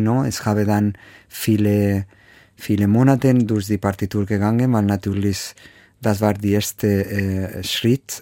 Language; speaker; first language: German; non-native, fluent; Spanish